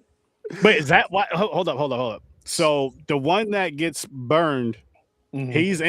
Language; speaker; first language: English; native; English